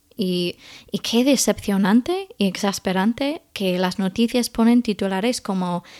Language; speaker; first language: Spanish; non-native, fluent; English